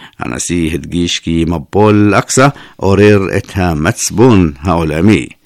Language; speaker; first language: Hebrew; non-native, fluent; Persian